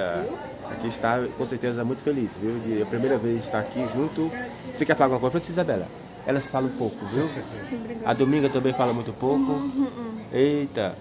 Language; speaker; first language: Portuguese; native; Portuguese